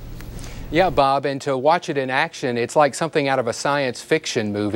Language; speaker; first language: English; native; English